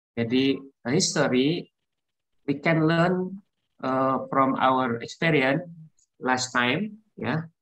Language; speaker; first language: English; non-native, learner; Indonesian